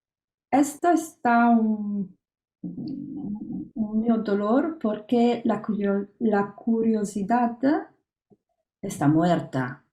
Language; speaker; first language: Spanish; non-native, learner; Italian